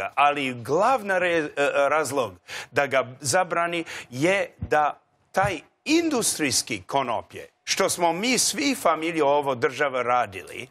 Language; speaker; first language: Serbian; non-native, learner; English